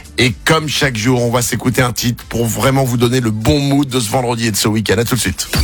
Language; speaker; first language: French; native; French